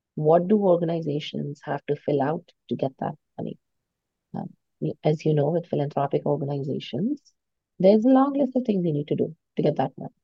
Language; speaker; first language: English; non-native, local second language; Hindi